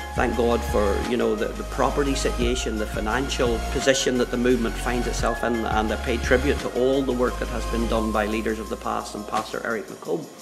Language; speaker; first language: English; native; English